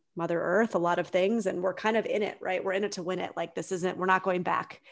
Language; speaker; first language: English; native; English